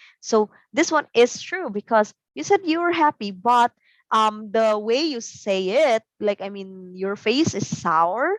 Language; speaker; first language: English; non-native, local second language; Cebuano